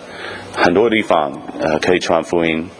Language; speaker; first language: Chinese; non-native, fluent; English